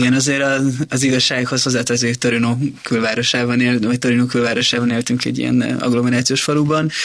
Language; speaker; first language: Hungarian; early bilingual, other home language; Italian